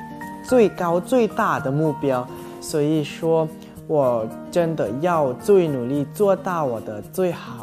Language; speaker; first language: Chinese; non-native, learner; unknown